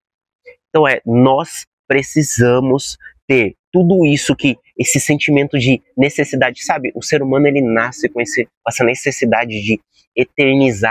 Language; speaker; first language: Portuguese; native; Portuguese